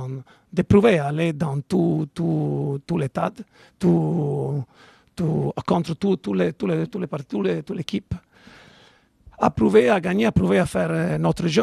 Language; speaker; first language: French; non-native, fluent; Italian